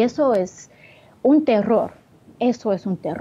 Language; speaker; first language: Spanish; early bilingual, heritage; Spanish